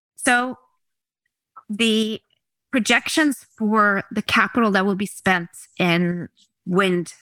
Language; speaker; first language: English; non-native, fluent; Norwegian